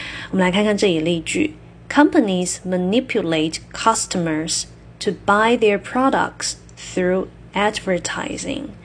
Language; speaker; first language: English; non-native, fluent; Chinese